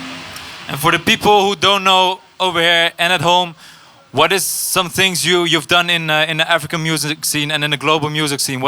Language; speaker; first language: English; non-native, fluent; Dutch